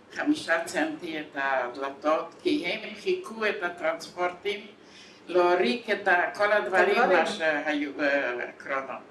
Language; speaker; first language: Hebrew; non-native, fluent; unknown